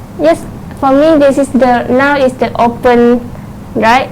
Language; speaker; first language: English; non-native, learner; Thai